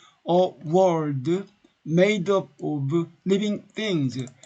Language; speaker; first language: English; non-native, fluent; Korean